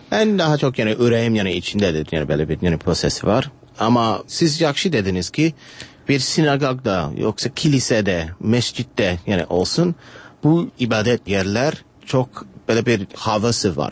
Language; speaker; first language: Turkish; non-native, learner; English